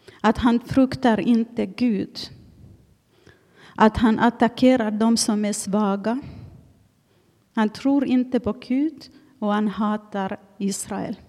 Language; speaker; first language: Swedish; non-native, fluent; Finnish